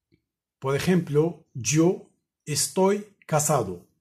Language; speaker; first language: Spanish; non-native, fluent; Arabic